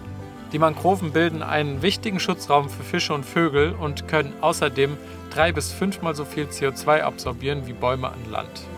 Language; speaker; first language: German; native; German